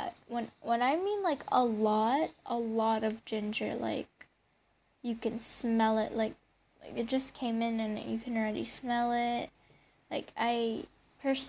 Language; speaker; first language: English; non-native, local second language; Filipino